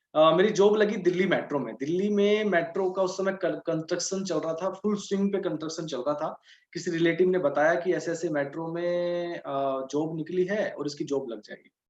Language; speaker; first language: Hindi; native; Hindi